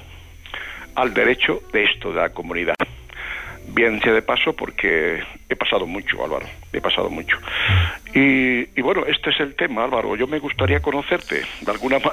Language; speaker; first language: Spanish; native; Spanish